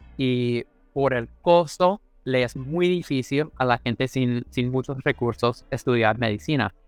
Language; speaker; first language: Spanish; non-native, fluent; English